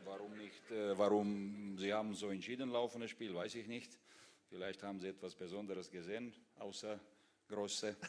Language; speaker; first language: German; non-native, fluent; Russian